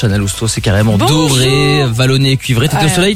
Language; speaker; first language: French; native; French